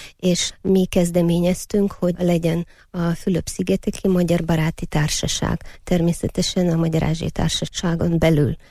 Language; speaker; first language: Hungarian; non-native, fluent; Uyghur